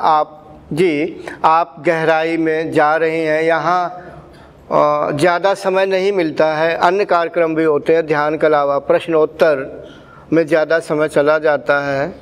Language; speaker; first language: Hindi; native; Hindi